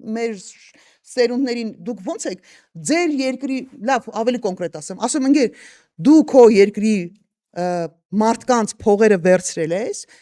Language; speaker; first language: Armenian; native; Armenian